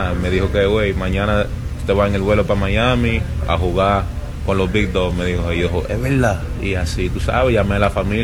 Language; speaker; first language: Spanish; early bilingual, heritage; Spanish